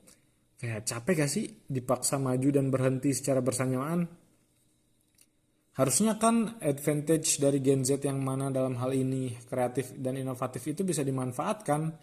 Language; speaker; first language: Indonesian; native; Indonesian